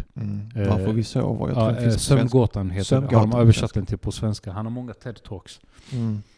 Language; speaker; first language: Swedish; native; Swedish